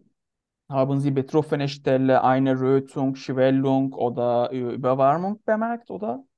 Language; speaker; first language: German; non-native, learner; Turkish